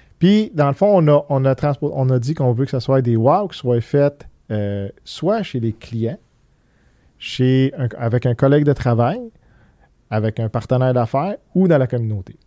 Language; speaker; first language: French; early bilingual, other home language; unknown